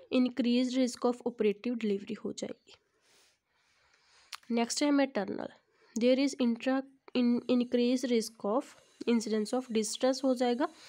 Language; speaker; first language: Hindi; non-native, local second language; Punjabi